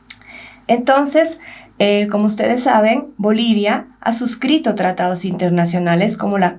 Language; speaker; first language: Spanish; native; Spanish